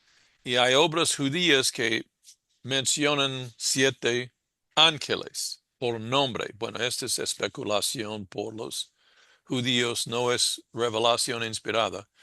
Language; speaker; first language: Spanish; non-native, fluent; English